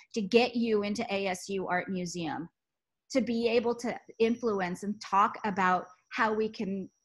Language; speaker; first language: English; native; English